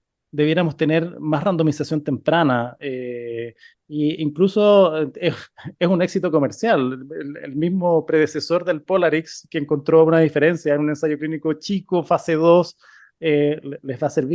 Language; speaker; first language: Spanish; native; Spanish